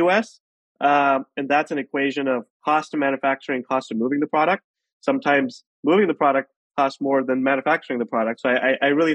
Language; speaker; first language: English; non-native, local second language; Hindi